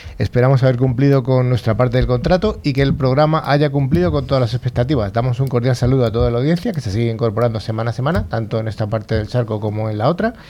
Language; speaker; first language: Spanish; native; Spanish